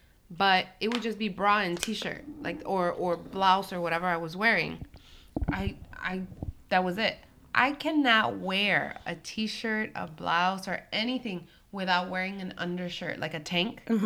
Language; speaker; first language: English; early bilingual, other home language; Spanish